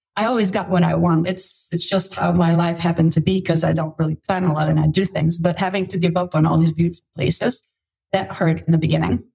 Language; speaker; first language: English; non-native, fluent; Dutch